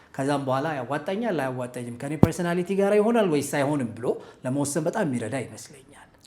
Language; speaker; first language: Amharic; native; Amharic